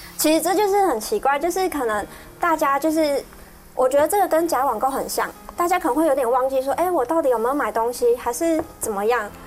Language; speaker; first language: Chinese; native; Chinese